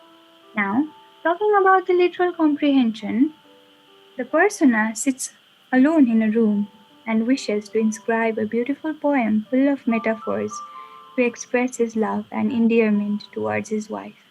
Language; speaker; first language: English; non-native, local second language; Nepali